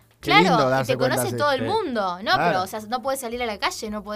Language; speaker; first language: Spanish; native; Spanish